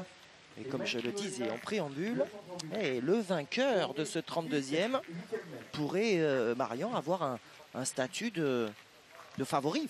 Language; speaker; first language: French; native; French